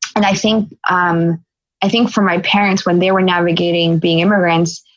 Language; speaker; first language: English; native; English